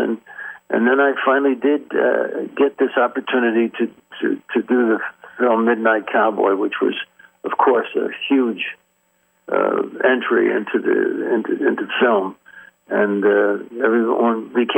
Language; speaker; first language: English; native; English